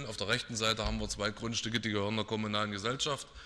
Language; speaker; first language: German; native; German